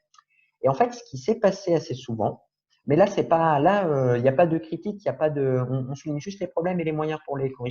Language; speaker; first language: French; native; French